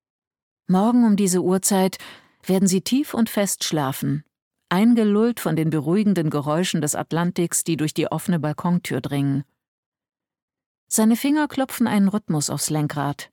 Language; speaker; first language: German; native; German